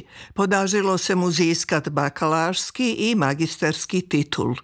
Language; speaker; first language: Czech; non-native, fluent; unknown